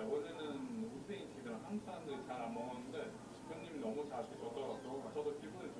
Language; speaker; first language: Korean; non-native, fluent; Uzbek